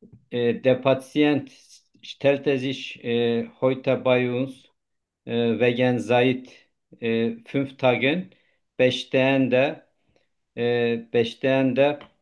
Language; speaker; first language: German; non-native, learner; Turkish